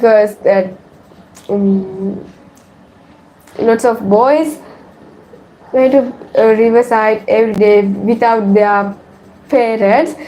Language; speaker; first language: English; non-native, learner; Sinhala